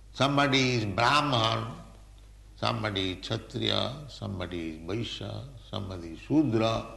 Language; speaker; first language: English; non-native, local second language; Bangla